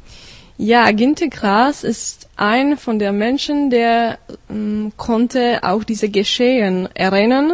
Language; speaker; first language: German; non-native, learner; Czech